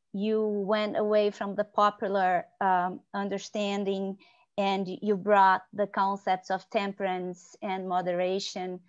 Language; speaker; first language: English; non-native, fluent; Portuguese